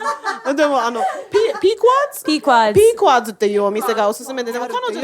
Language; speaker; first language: Japanese; native; Japanese